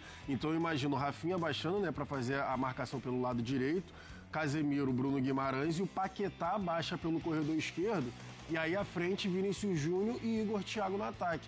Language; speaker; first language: Portuguese; native; Portuguese